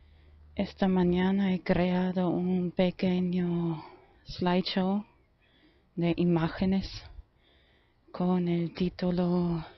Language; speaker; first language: Spanish; non-native, fluent; German